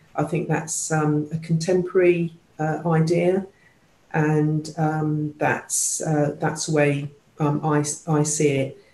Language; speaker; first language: English; native; English